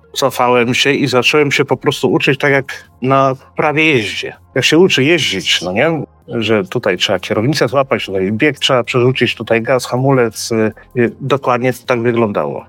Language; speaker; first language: Polish; early bilingual, heritage; Polish